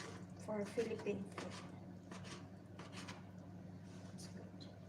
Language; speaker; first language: English; non-native, learner; Bikol